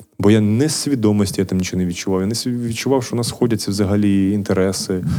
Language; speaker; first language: Ukrainian; native; Ukrainian